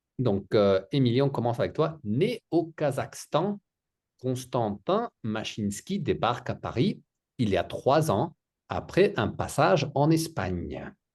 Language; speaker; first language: French; native; French